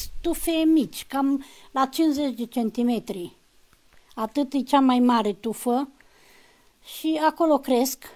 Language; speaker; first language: Romanian; native; Romanian